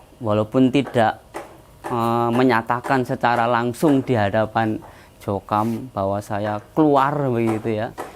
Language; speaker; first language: Indonesian; non-native, local second language; Javanese